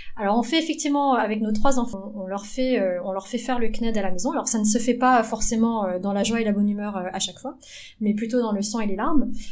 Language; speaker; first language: French; early bilingual, other home language; Vietnamese